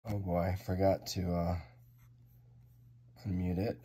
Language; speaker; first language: English; native; English